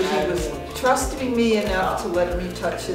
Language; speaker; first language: English; native; English